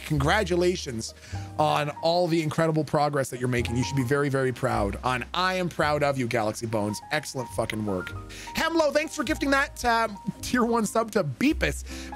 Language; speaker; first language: English; native; English